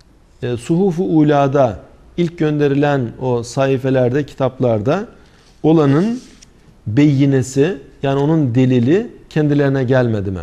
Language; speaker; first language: Turkish; native; Turkish